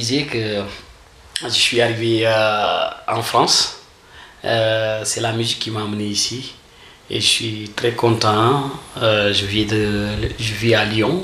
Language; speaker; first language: French; non-native, local second language; Wolof